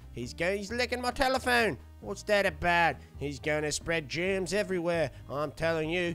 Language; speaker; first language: English; native; English